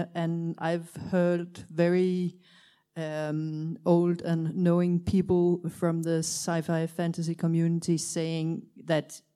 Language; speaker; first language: English; non-native, fluent; Danish